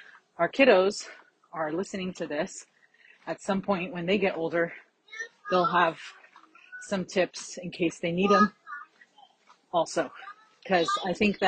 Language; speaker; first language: English; native; English